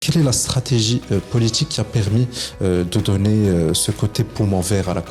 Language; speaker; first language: French; non-native, local second language; Arabic